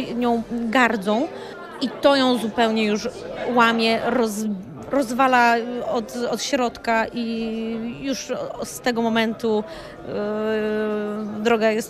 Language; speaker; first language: Polish; native; Polish